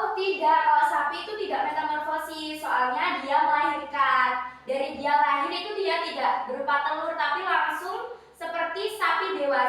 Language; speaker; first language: Indonesian; native; Indonesian